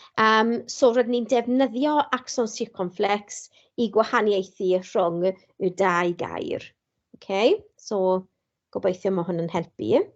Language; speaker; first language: Welsh; non-native, local second language; English